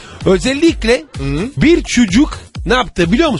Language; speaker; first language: Turkish; non-native, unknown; Italian